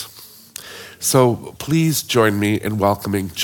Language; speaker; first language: English; native; English